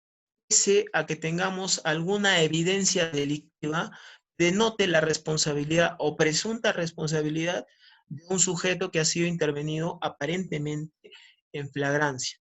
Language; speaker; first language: Spanish; native; Spanish